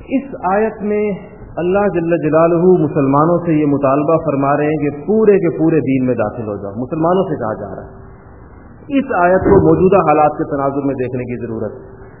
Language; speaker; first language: Urdu; non-native, local second language; Pashto